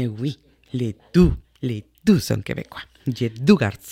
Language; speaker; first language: French; non-native, fluent; Spanish